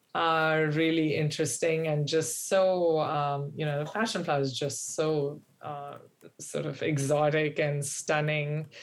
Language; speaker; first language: English; non-native, local second language; Hindi